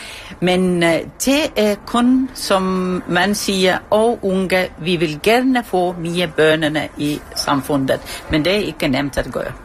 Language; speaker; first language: Danish; non-native, fluent; Estonian